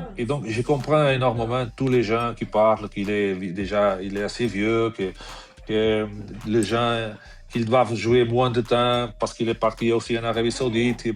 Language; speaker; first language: French; non-native, fluent; Portuguese